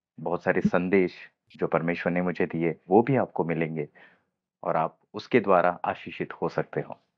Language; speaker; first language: Hindi; non-native, local second language; Marathi